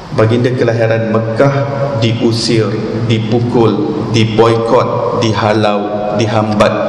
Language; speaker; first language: Malay; native; Malay